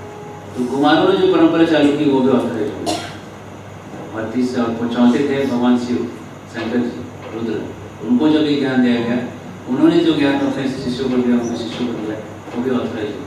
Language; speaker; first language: Hindi; native; Hindi